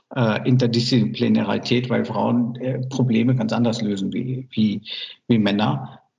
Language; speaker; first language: German; early bilingual, other home language; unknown